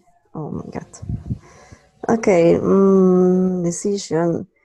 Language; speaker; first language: English; non-native, learner; Spanish